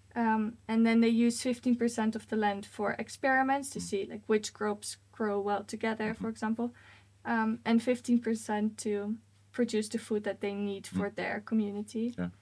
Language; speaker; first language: English; non-native, fluent; Dutch